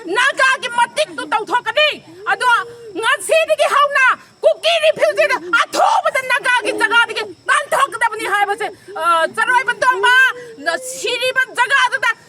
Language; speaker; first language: Manipuri; non-native, local second language; Rongmei Naga